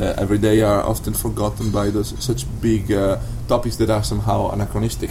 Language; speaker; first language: English; non-native, fluent; Italian